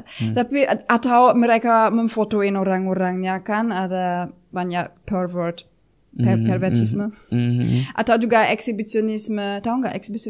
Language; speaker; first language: Indonesian; non-native, fluent; German